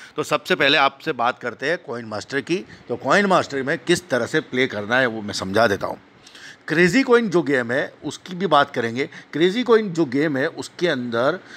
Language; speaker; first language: Hindi; native; Hindi